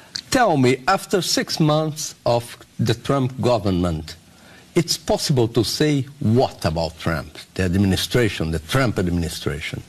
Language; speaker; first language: English; non-native, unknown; Portuguese